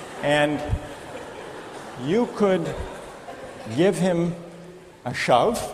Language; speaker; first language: English; native; English